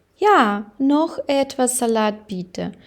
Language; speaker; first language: German; non-native, fluent; Ukrainian